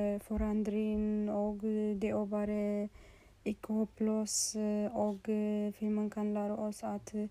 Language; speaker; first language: Swedish; non-native, learner; Norwegian